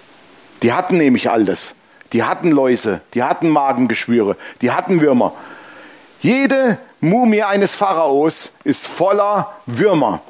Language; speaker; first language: German; native; German